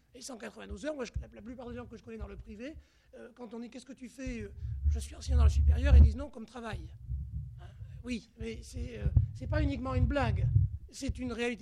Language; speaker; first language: French; native; French